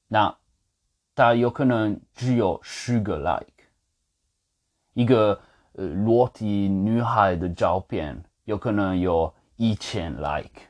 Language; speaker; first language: Chinese; non-native, fluent; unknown